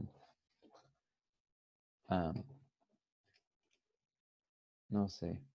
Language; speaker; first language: Portuguese; non-native, fluent; English